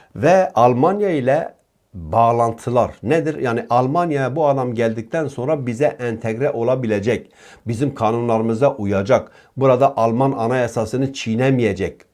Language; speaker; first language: Turkish; native; Turkish